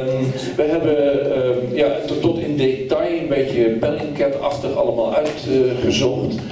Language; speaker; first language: Dutch; native; Dutch